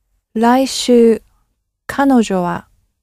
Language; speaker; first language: Japanese; non-native, learner; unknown